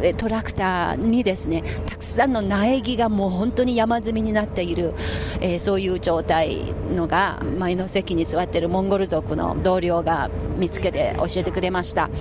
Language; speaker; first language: Japanese; non-native, fluent; Chinese